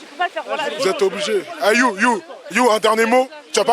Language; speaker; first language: French; native; French